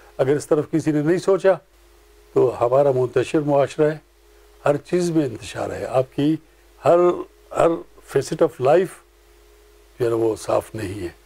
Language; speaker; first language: Urdu; non-native, local second language; Pashto